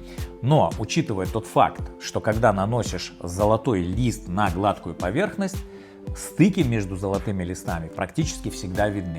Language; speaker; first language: Russian; native; Russian